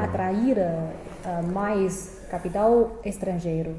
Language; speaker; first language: Portuguese; non-native, fluent; Chinese